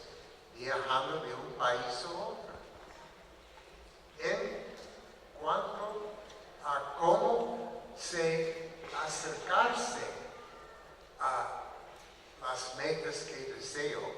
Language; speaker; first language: Spanish; non-native, learner; English